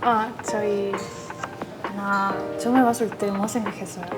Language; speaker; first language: Korean; non-native, learner; Spanish